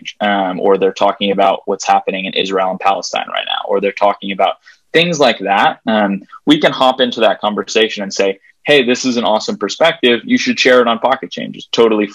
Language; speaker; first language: English; native; English